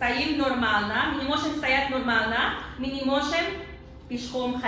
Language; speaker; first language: Russian; non-native, learner; Filipino